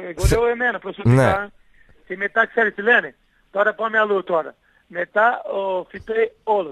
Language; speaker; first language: Greek; non-native, learner; Portuguese